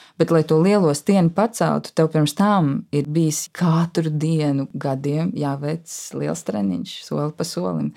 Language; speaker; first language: Latvian; native; Latvian